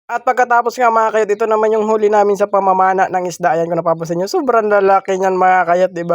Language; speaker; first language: Filipino; non-native, local second language; Masbatenyo